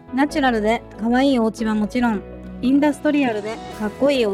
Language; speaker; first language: Japanese; native; Japanese